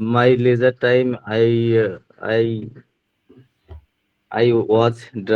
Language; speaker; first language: English; non-native, learner; Bangla